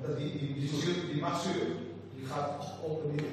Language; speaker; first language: Dutch; non-native, fluent; Indonesian